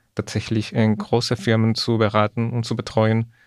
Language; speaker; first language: German; non-native, fluent; Spanish